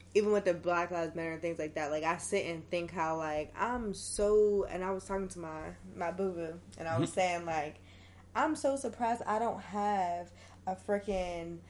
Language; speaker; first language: English; native; English